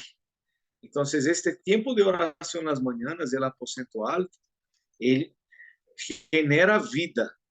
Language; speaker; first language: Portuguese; non-native, learner; Spanish